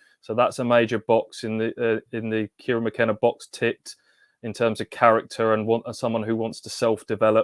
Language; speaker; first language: English; native; English